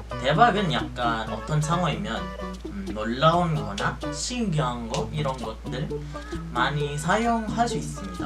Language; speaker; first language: Korean; non-native, fluent; Filipino